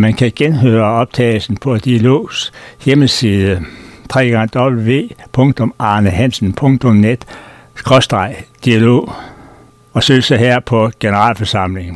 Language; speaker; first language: Danish; native; Danish